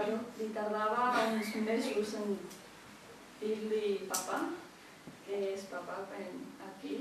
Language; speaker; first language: Catalan; early bilingual, other home language; Chinese